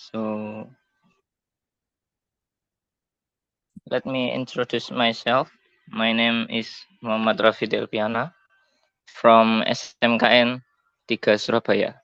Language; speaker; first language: English; non-native, learner; Indonesian